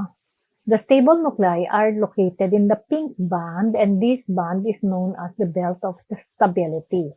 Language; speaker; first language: English; non-native, local second language; Filipino